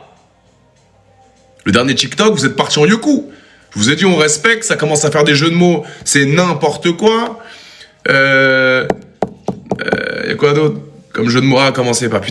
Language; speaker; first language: French; native; French